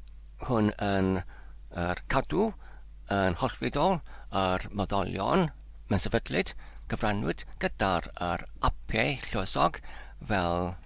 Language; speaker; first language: Welsh; non-native, learner; Polish